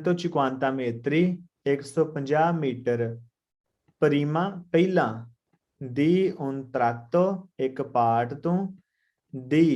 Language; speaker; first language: Italian; non-native, learner; Punjabi